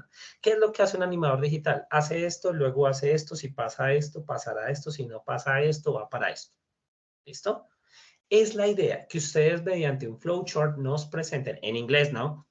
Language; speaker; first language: Spanish; native; Spanish